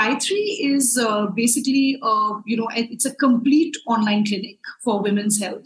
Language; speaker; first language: English; non-native, local second language; Hindi